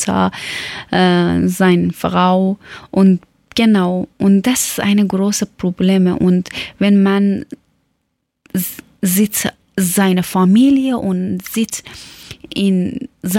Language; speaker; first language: German; non-native, learner; Persian